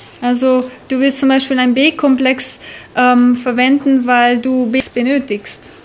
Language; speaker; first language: German; native; German